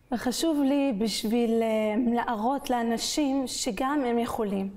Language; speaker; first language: Hebrew; early bilingual, other home language; French